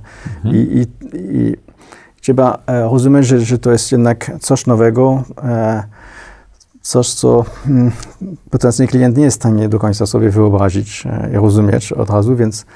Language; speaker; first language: Polish; non-native, fluent; French